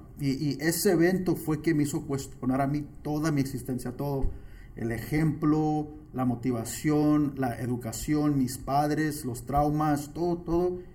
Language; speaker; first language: Spanish; early bilingual, heritage; Spanish